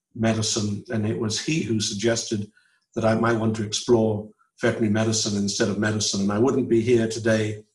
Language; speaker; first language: English; native; English